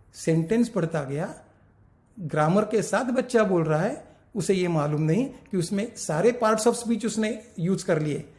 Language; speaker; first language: Hindi; non-native, local second language; Marathi